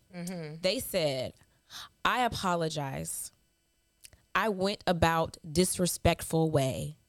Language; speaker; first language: English; early bilingual, other home language; Yoruba